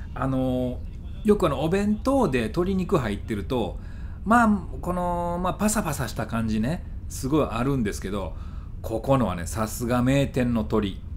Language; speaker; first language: Japanese; native; Japanese